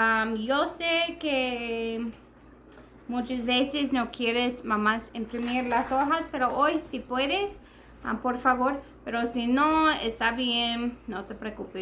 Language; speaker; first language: Spanish; non-native, learner; English